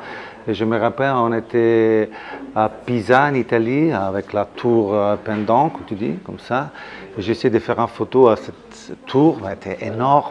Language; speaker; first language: French; non-native, fluent; Italian